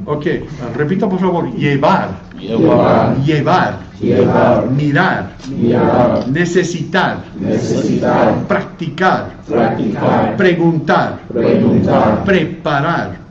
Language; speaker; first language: Spanish; non-native, fluent; English